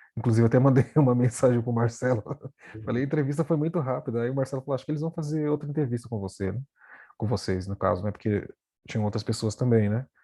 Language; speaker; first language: Portuguese; native; Portuguese